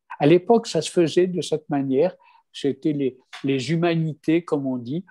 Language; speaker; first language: French; non-native, local second language; Kabyle